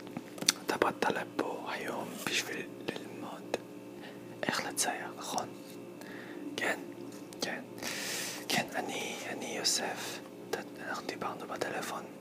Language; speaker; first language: Hebrew; non-native, fluent; English